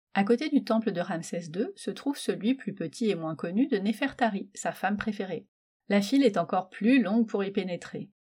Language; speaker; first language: French; native; French